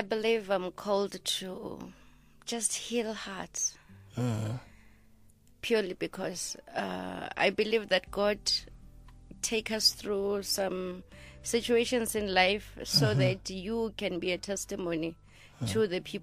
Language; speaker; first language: English; non-native, local second language; Zulu